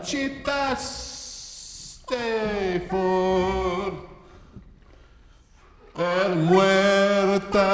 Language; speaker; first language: Spanish; non-native, learner; English